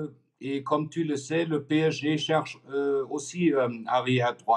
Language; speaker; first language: French; non-native, fluent; German